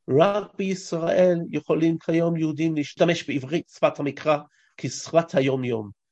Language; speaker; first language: Hebrew; non-native, fluent; English